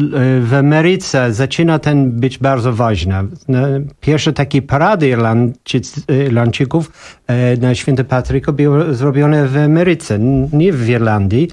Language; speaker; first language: Polish; non-native, learner; English